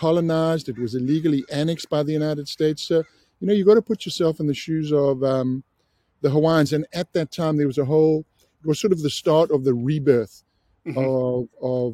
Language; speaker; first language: English; native; English